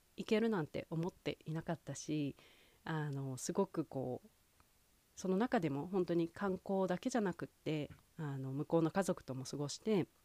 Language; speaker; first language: Japanese; native; Japanese